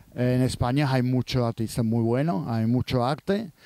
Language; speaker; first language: Spanish; non-native, fluent; Swiss German